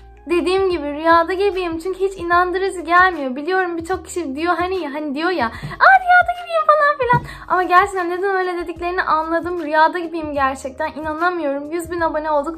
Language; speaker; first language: Turkish; early bilingual, heritage; Turkish